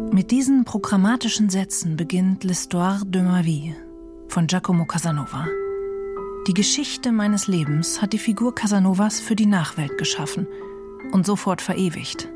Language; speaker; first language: German; native; German